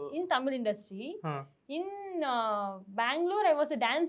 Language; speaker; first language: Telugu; non-native, learner; Tamil